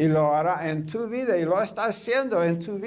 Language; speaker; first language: Spanish; non-native, fluent; English